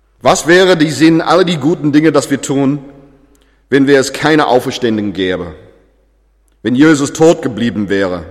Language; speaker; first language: German; non-native, fluent; English